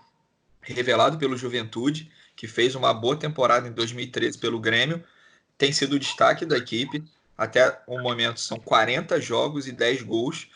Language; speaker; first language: Portuguese; native; Portuguese